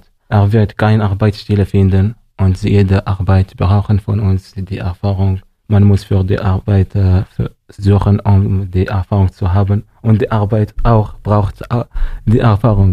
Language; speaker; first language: German; non-native, learner; Arabic